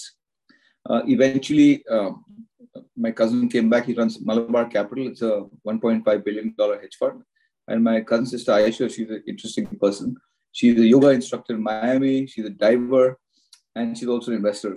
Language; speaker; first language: English; non-native, local second language; Hindi